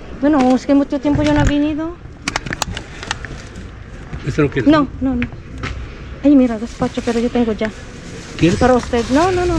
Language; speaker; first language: Spanish; non-native, learner; Filipino